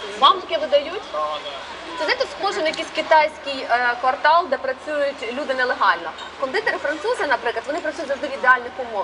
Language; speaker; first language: Ukrainian; native; Ukrainian